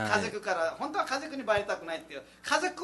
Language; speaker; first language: Japanese; non-native, fluent; Nepali